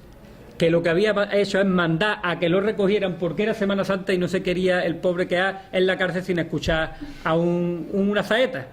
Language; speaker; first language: Spanish; native; Spanish